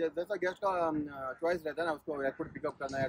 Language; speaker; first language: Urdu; non-native, local second language; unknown